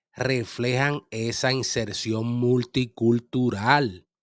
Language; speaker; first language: Spanish; early bilingual, heritage; Spanish